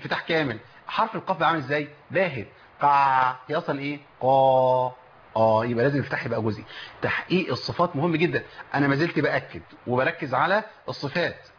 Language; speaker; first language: Arabic; native; Arabic